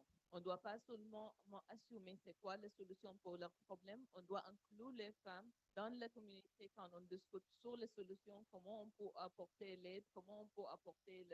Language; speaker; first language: French; non-native, learner; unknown